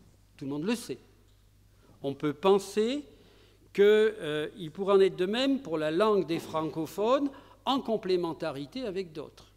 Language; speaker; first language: French; native; French